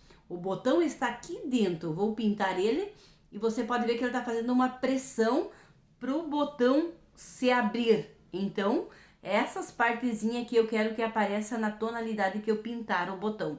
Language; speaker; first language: Portuguese; native; Portuguese